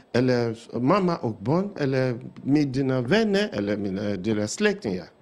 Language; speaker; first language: Swedish; non-native, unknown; Yoruba